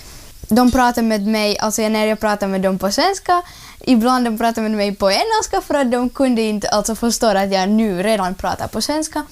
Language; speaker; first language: Swedish; non-native, learner; Russian